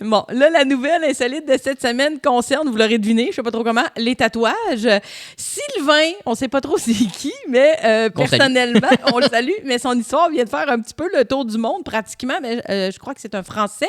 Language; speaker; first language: French; native; French